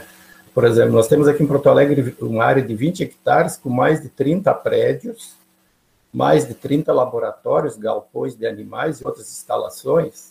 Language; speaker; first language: Portuguese; native; Portuguese